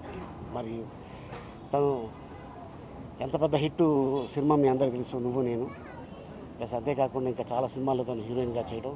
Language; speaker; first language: Telugu; native; Telugu